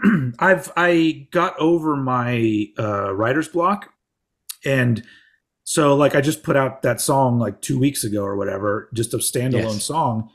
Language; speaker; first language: English; native; English